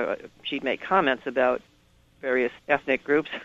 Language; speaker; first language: English; native; English